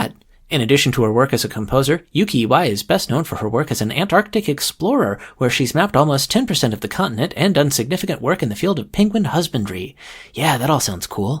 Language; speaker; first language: English; native; English